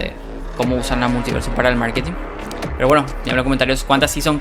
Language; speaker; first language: Spanish; native; Spanish